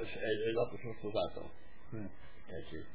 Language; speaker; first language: Italian; non-native, local second language; Friulian